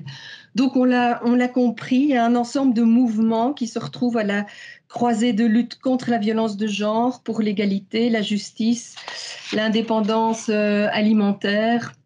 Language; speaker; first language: French; native; French